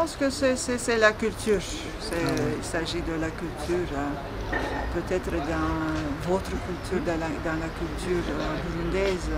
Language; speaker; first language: French; non-native, fluent; Turkish